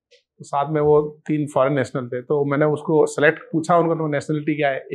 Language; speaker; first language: Hindi; native; Hindi